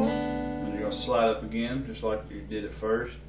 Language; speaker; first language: English; native; English